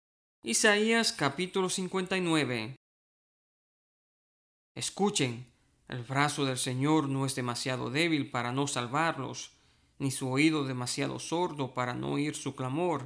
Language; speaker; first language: Spanish; native; Spanish